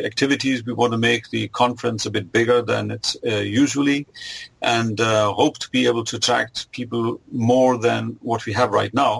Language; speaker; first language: English; non-native, local second language; German